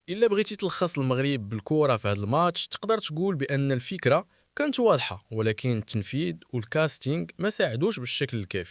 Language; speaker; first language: Arabic; native; Arabic